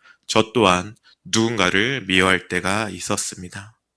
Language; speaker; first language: Korean; native; Korean